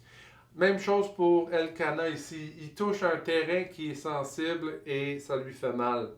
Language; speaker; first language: French; native; French